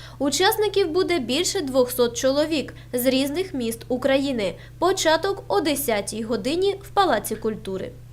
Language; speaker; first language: Ukrainian; native; Ukrainian